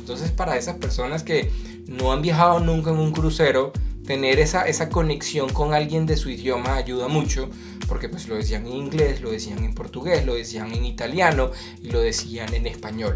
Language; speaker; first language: Spanish; native; Spanish